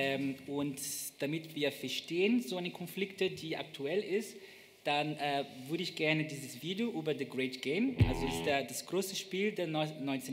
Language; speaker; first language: German; non-native, fluent; Portuguese